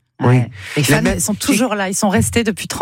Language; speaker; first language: French; native; French